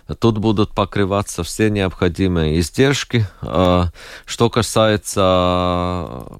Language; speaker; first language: Russian; non-native, local second language; Latvian